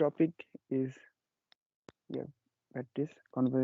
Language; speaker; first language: English; non-native, learner; Bangla